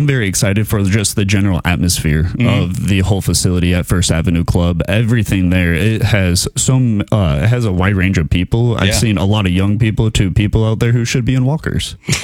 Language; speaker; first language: English; native; English